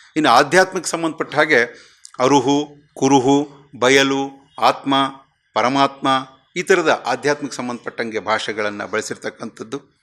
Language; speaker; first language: Kannada; native; Kannada